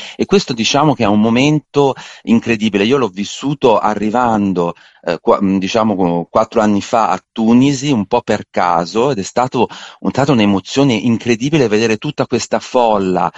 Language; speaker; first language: Italian; native; Italian